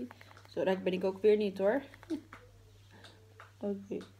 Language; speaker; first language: Dutch; early bilingual, other home language; Portuguese